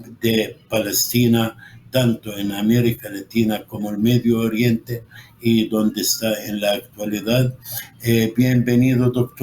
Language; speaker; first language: Spanish; non-native, fluent; Arabic